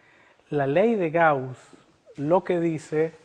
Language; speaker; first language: Spanish; native; Spanish